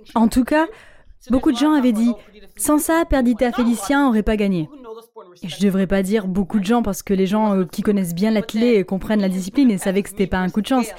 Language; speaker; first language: French; non-native, local second language; English